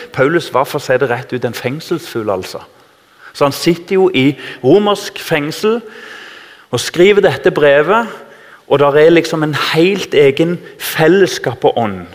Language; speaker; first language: Norwegian; native; Norwegian